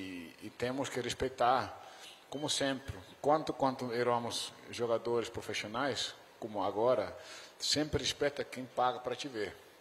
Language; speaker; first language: Portuguese; non-native, fluent; Dutch